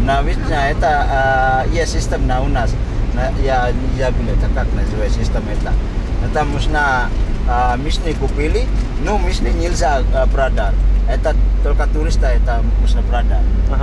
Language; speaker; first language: Russian; non-native, learner; Indonesian